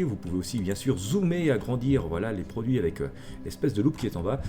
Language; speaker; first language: French; native; French